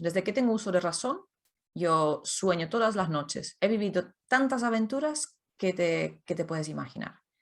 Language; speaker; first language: Spanish; non-native, fluent; Czech